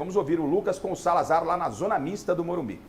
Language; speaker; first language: Portuguese; native; Portuguese